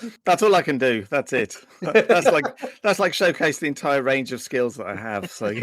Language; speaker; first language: English; native; English